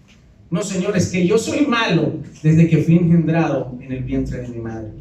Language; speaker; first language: Spanish; native; Spanish